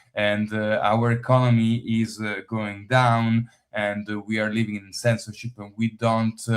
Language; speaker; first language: English; non-native, fluent; Italian